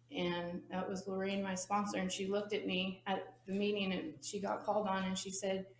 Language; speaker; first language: English; native; English